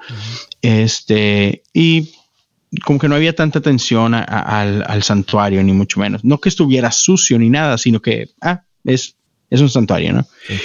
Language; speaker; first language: Spanish; native; Spanish